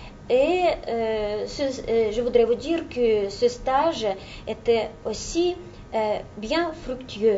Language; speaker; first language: French; non-native, fluent; Russian